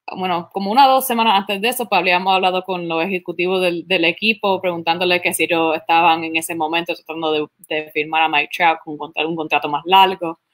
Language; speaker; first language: Spanish; early bilingual, heritage; Spanish